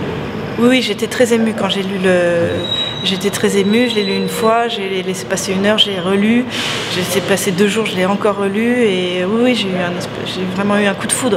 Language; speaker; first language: French; native; French